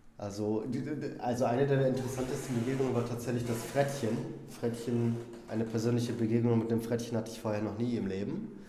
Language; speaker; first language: German; early bilingual, other home language; Polish